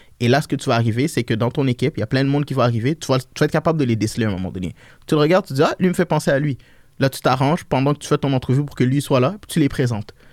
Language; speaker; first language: French; early bilingual, other home language; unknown